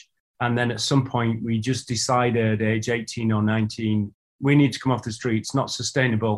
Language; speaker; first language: English; native; English